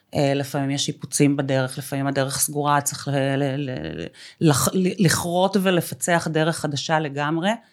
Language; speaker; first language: Hebrew; native; Hebrew